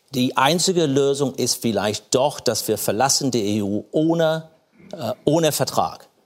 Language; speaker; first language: German; non-native, fluent; English